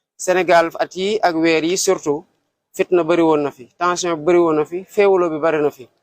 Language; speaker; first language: Wolof; non-native, local second language; Serer